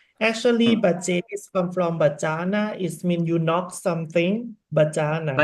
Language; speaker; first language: English; non-native, learner; Korean